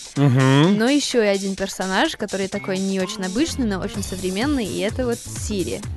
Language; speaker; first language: Russian; non-native, fluent; English